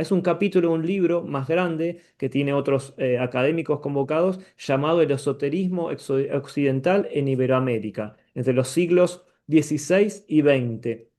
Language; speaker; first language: Spanish; native; Spanish